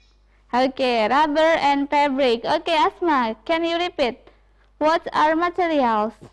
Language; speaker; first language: English; non-native, fluent; Indonesian